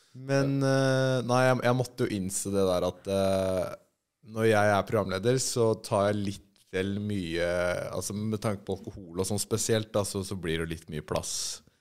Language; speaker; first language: Norwegian; native; Norwegian